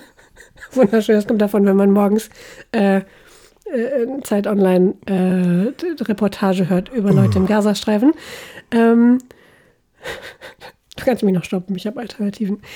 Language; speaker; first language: German; native; German